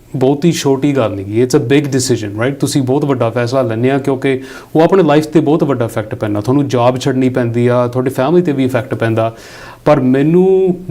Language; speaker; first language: Punjabi; early bilingual, heritage; Punjabi